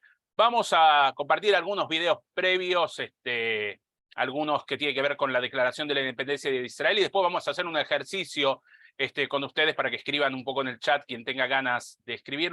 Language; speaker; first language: Spanish; native; Spanish